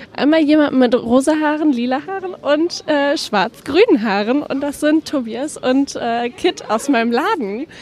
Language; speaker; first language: German; native; German